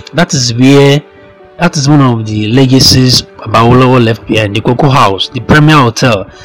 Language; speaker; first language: English; non-native, local second language; Yoruba